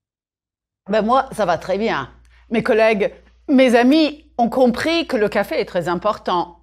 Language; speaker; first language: French; native; French